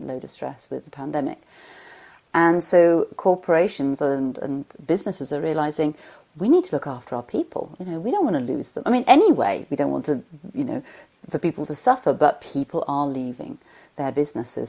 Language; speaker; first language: English; native; English